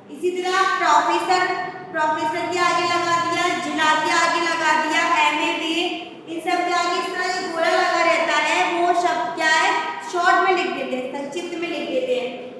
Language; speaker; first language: Hindi; native; Hindi